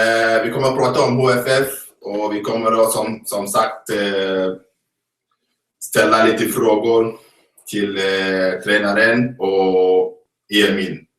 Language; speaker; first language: Swedish; non-native, fluent; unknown